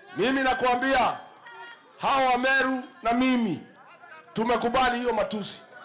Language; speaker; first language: Swahili; non-native, local second language; Kikuyu